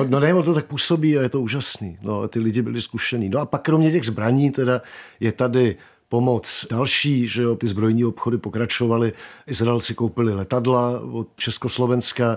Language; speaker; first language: Czech; native; Czech